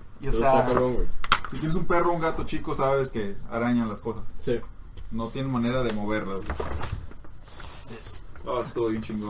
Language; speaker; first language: Spanish; native; Spanish